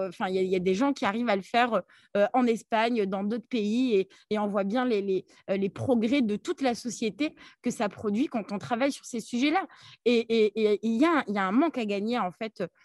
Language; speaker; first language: French; early bilingual, other home language; Arabic